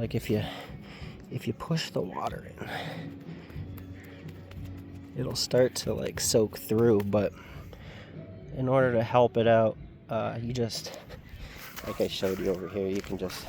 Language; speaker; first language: English; native; English